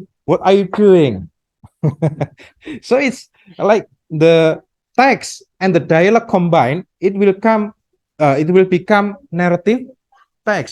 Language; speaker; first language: English; non-native, fluent; Indonesian